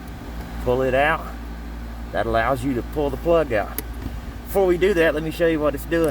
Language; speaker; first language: English; native; English